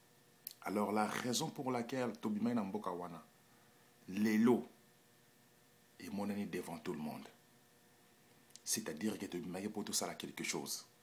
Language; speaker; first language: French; non-native, local second language; Lingala